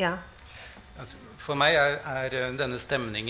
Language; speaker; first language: Norwegian; non-native, fluent; German